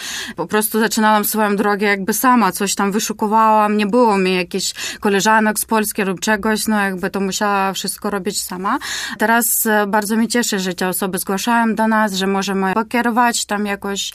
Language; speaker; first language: Polish; non-native, learner; Ukrainian